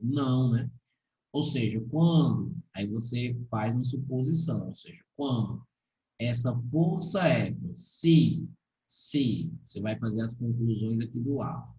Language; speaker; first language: Portuguese; native; Portuguese